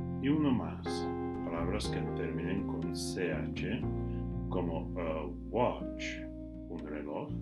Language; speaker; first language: Spanish; non-native, fluent; English